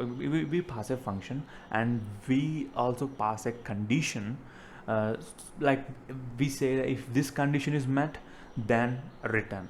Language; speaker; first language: English; non-native, local second language; Telugu